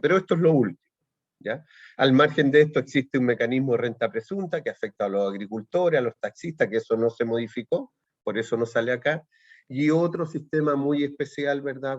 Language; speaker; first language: Spanish; native; Spanish